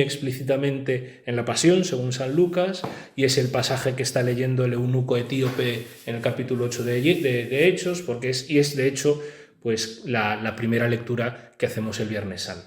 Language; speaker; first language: Spanish; native; Spanish